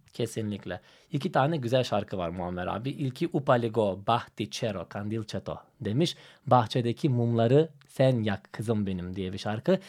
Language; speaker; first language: Turkish; non-native, fluent; Macedonian